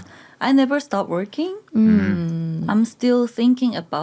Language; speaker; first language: English; non-native, learner; Korean